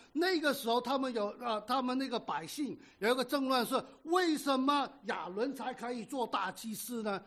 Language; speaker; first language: Chinese; native; Chinese